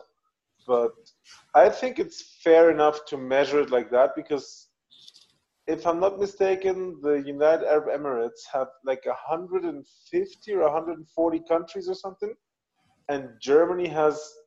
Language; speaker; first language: English; non-native, fluent; Spanish